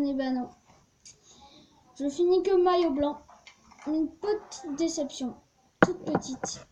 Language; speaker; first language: French; native; French